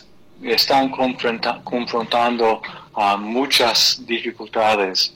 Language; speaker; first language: Spanish; non-native, fluent; English